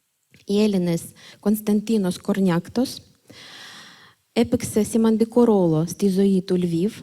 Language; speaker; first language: Greek; non-native, fluent; Ukrainian